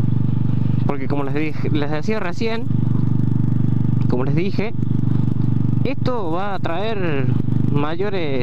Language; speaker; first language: Spanish; native; Spanish